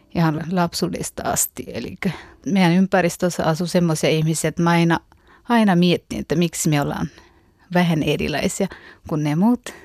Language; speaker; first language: Finnish; non-native, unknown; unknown